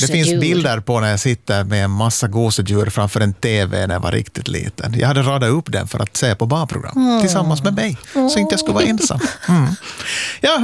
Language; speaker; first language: Swedish; native; Swedish